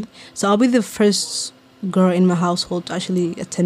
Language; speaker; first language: English; non-native, local second language; Somali